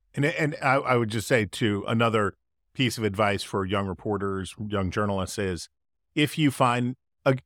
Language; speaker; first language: English; native; English